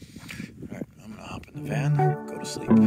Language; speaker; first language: English; native; English